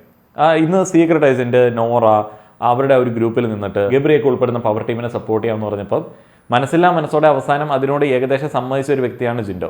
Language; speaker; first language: Malayalam; native; Malayalam